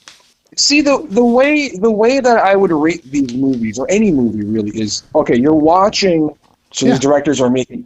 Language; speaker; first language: English; native; English